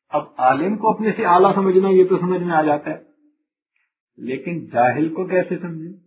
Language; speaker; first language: Urdu; non-native, local second language; Punjabi